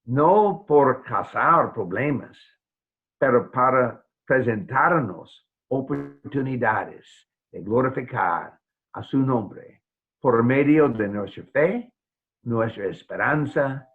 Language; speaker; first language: Spanish; non-native, fluent; English